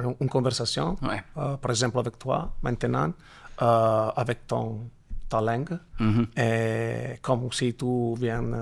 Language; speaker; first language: French; non-native, learner; Italian